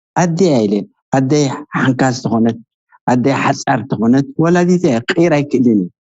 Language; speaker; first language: Tigrinya; native; Tigrinya